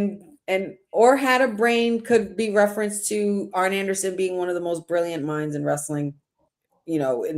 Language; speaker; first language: English; native; English